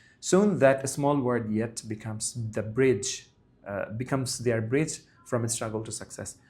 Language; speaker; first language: English; non-native, local second language; Bangla